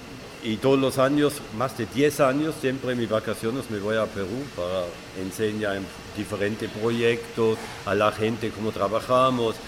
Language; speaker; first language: Spanish; non-native, fluent; German